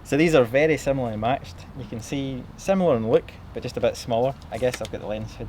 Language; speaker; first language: English; native; English